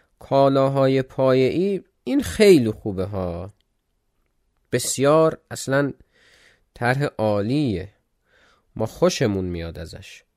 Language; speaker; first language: Persian; non-native, local second language; Azerbaijani